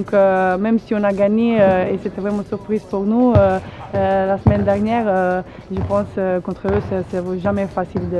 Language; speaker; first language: French; non-native, fluent; Slovenian